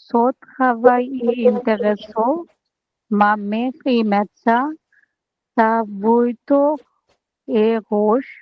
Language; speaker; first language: French; non-native, learner; Bangla